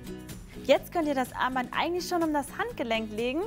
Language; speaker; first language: German; native; German